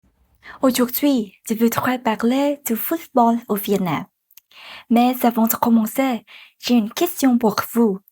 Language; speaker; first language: French; non-native, fluent; Vietnamese